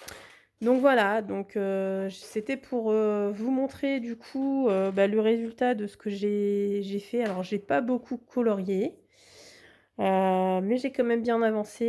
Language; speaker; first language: French; native; French